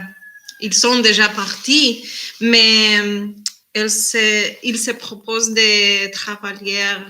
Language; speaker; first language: French; non-native, learner; Spanish